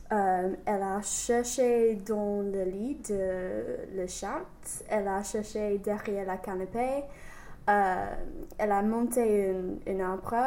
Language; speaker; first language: French; non-native, learner; English